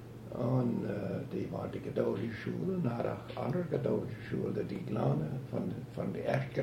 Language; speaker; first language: German; early bilingual, heritage; German